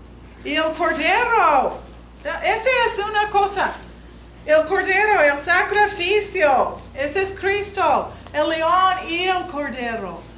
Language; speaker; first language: Spanish; non-native, learner; English